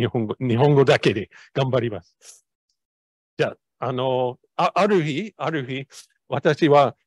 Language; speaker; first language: Japanese; non-native, learner; English